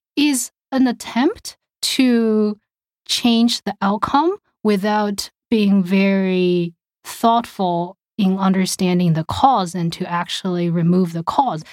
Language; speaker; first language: English; early bilingual, other home language; Chinese